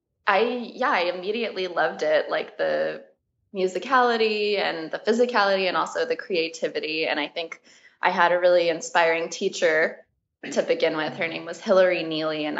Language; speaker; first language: English; native; English